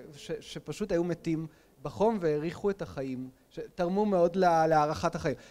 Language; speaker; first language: Hebrew; native; Hebrew